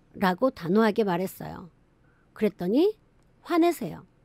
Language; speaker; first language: Korean; native; Korean